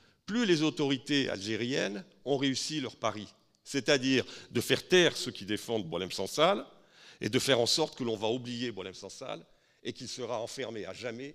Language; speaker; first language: French; native; French